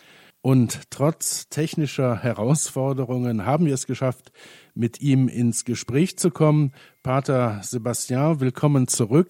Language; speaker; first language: German; native; German